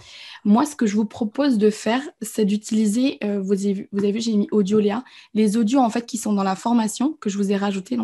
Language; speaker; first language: French; native; French